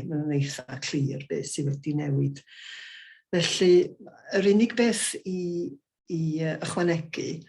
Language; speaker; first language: Welsh; native; Welsh